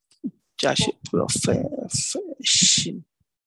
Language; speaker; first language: English; non-native, learner; Vietnamese